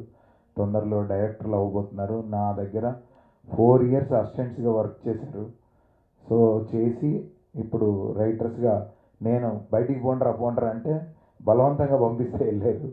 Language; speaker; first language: Telugu; native; Telugu